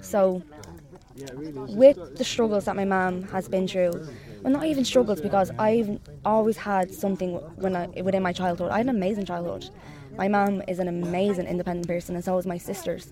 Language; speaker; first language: English; native; English